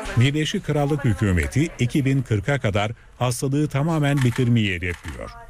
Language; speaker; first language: Turkish; native; Turkish